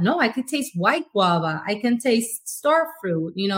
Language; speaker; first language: English; non-native, local second language; Spanish